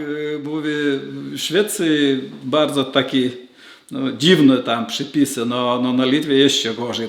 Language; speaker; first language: Polish; non-native, learner; Lithuanian